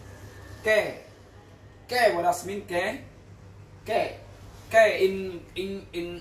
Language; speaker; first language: English; non-native, learner; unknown